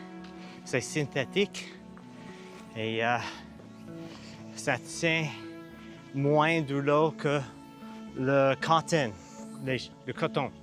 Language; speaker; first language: French; non-native, learner; English